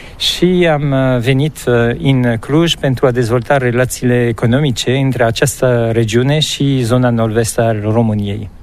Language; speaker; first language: Romanian; non-native, fluent; French